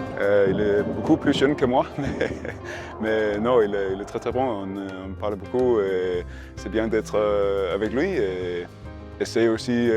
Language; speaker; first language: French; non-native, learner; Danish